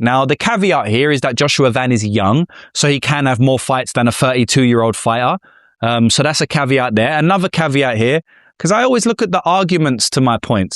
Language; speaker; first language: English; native; English